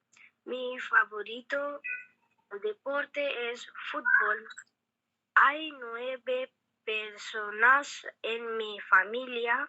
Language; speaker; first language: Spanish; non-native, learner; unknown